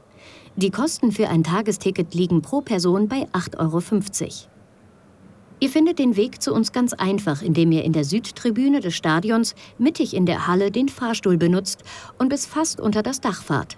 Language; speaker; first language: German; native; German